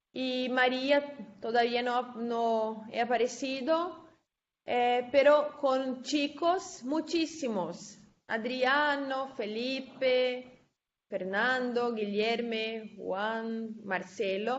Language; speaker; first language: Spanish; non-native, fluent; Portuguese